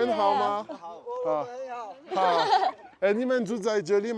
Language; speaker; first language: Chinese; non-native, learner; French